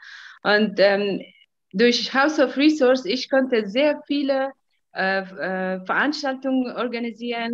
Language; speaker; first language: German; non-native, fluent; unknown